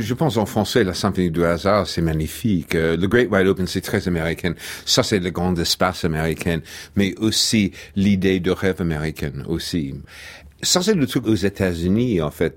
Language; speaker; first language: French; non-native, fluent; English